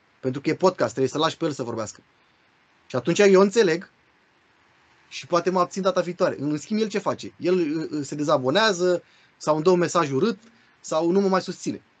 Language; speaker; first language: Romanian; native; Romanian